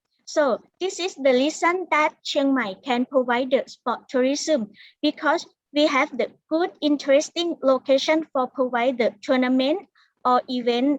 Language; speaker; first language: English; non-native, learner; Thai